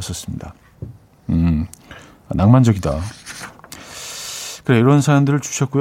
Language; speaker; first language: Korean; native; Korean